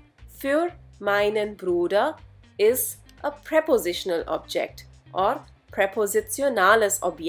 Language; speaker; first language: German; non-native, fluent; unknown